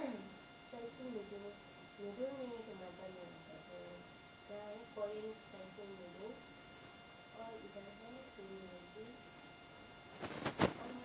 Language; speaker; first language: Hindi; non-native, local second language; Tibetan